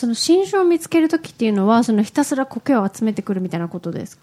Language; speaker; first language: Japanese; early bilingual, heritage; Japanese